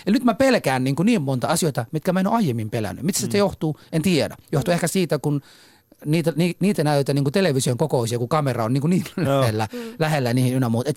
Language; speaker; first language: Finnish; early bilingual, other home language; Somali